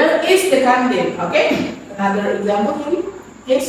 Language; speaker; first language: English; non-native, fluent; Indonesian